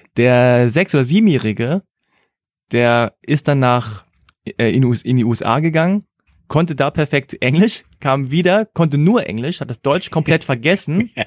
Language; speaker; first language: German; early bilingual, other home language; Korean